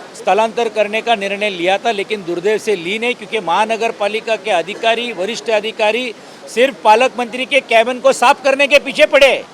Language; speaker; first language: Hindi; non-native, local second language; Marathi